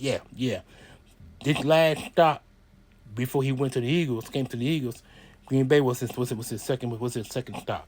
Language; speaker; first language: English; native; English